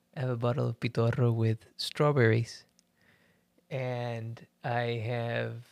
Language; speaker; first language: English; early bilingual, other home language; Spanish